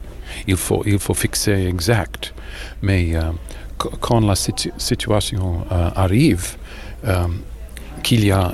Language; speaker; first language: French; non-native, fluent; English